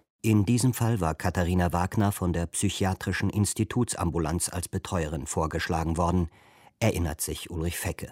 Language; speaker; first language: German; native; German